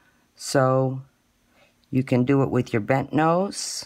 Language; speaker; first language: English; native; English